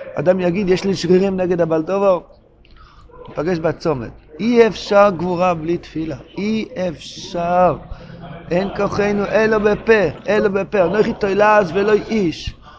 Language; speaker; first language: Hebrew; non-native, local second language; Yiddish